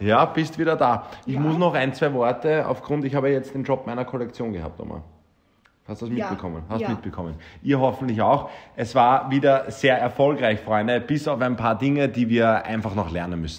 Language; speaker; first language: German; native; German